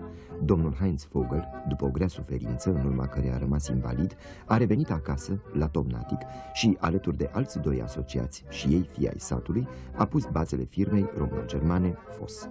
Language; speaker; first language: Romanian; native; Romanian